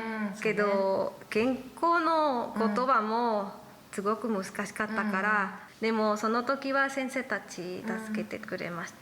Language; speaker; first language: Japanese; non-native, learner; Spanish